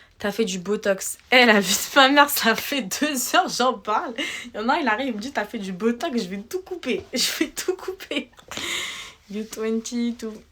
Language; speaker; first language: French; early bilingual, other home language; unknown